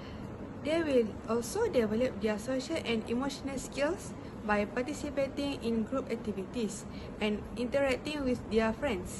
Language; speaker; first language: English; non-native, learner; Malay